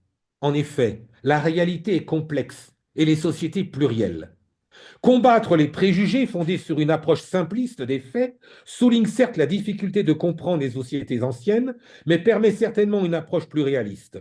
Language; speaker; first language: French; native; French